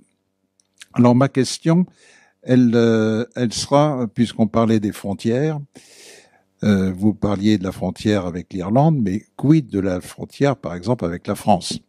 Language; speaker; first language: French; native; French